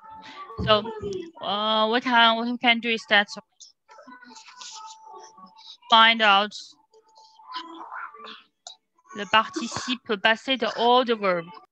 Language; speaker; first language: English; non-native, learner; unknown